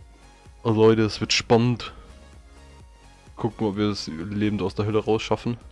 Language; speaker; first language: German; native; German